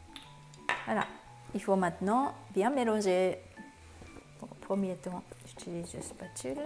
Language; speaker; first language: French; non-native, fluent; Japanese